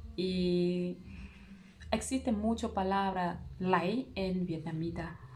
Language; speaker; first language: Spanish; non-native, learner; Vietnamese